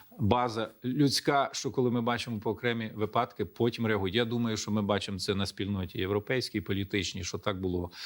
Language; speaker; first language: Ukrainian; early bilingual, heritage; Ukrainian